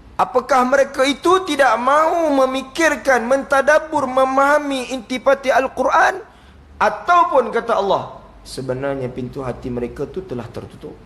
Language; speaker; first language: Malay; native; Malay